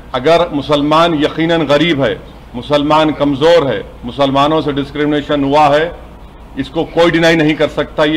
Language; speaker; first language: Urdu; native; Urdu